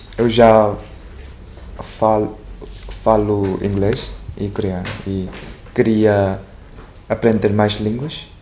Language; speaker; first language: Portuguese; non-native, learner; Korean